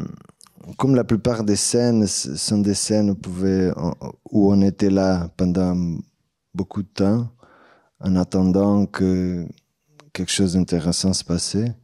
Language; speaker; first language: French; non-native, fluent; Portuguese